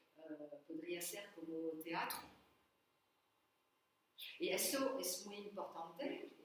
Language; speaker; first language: Spanish; non-native, learner; French